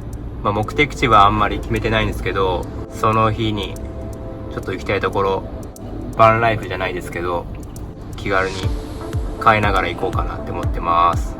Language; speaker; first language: Japanese; native; Japanese